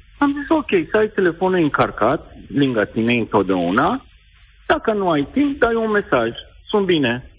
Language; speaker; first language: Romanian; non-native, fluent; Persian